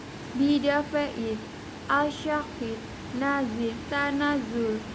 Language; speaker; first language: Arabic; non-native, learner; Indonesian